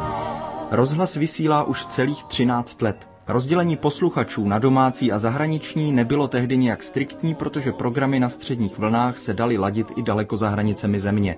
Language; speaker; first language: Czech; native; Czech